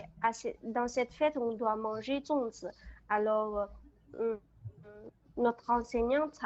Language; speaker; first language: French; non-native, learner; Chinese